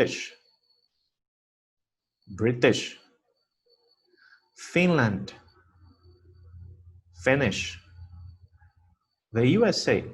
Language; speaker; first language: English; non-native, fluent; Portuguese